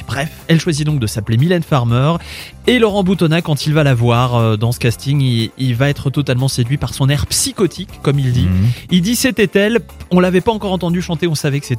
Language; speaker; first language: French; native; French